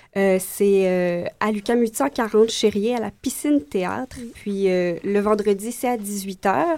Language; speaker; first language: French; native; French